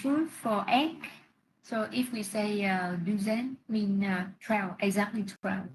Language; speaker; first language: English; non-native, learner; Vietnamese